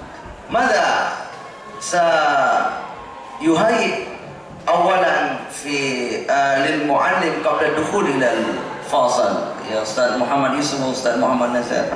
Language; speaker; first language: Arabic; non-native, fluent; Indonesian